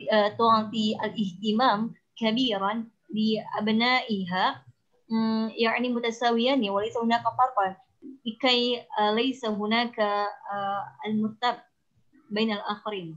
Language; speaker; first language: Arabic; non-native, learner; Indonesian